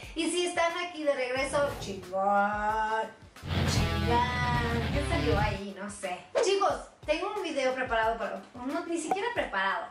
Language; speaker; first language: Spanish; non-native, fluent; Swedish